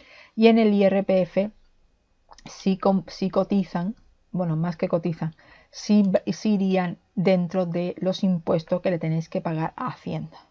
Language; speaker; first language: Spanish; native; Spanish